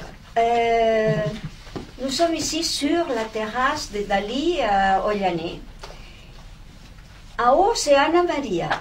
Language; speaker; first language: French; non-native, fluent; Spanish